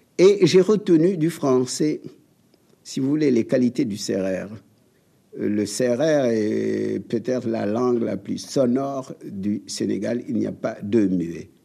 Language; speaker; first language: French; non-native, local second language; Serer